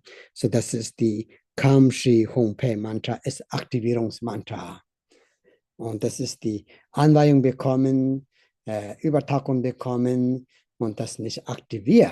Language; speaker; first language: German; non-native, learner; Tibetan